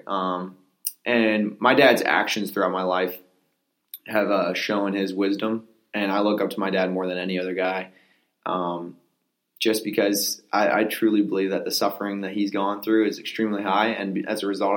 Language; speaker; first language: English; native; English